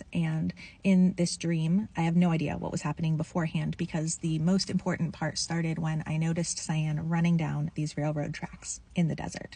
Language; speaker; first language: English; native; English